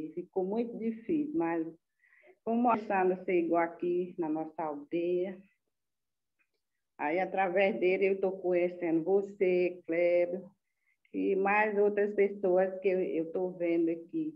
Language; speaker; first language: Portuguese; non-native, local second language; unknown